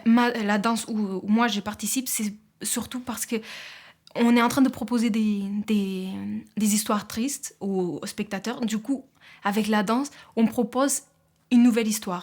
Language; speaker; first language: French; non-native, fluent; Portuguese